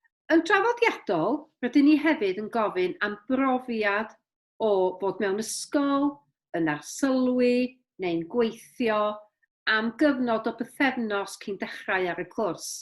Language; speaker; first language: Welsh; native; Welsh